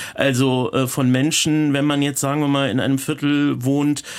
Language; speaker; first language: German; early bilingual, other home language; Turkish